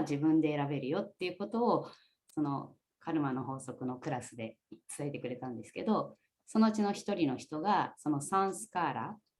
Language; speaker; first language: Japanese; native; Japanese